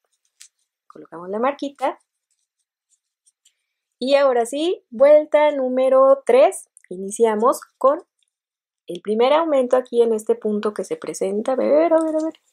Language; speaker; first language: Spanish; native; Spanish